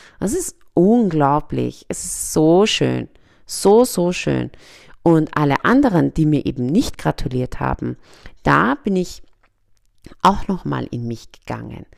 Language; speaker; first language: German; early bilingual, other home language; Persian